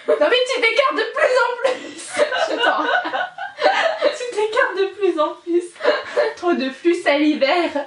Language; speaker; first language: French; native; French